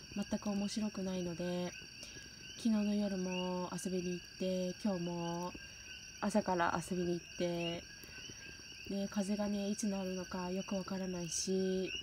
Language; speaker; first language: Japanese; native; Japanese